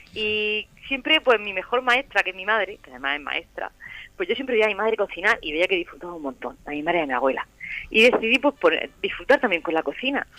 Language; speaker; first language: Spanish; native; Spanish